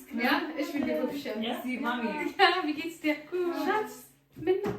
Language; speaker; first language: German; non-native, learner; Amharic